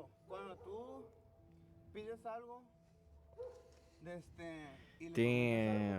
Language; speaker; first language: Spanish; native; Spanish